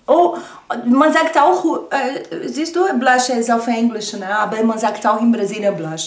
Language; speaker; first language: German; non-native, fluent; Portuguese